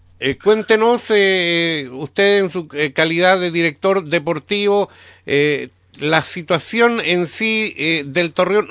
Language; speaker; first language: Spanish; native; Spanish